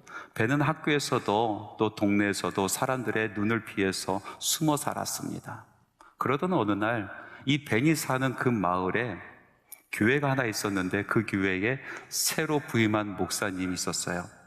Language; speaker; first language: Korean; native; Korean